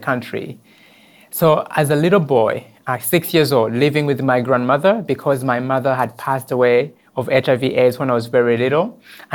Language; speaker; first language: English; non-native, local second language; Kinyarwanda